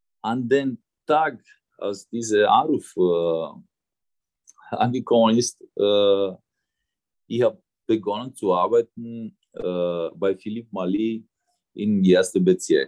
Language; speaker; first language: German; non-native, fluent; Romanian